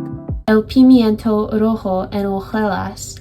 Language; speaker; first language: Spanish; non-native, learner; English